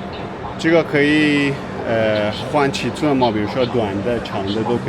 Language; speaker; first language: Chinese; non-native, learner; Persian